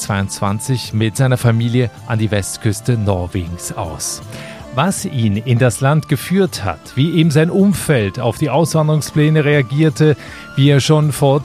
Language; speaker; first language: German; native; German